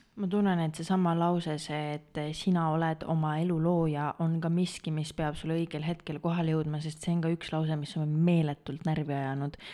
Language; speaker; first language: Estonian; native; Estonian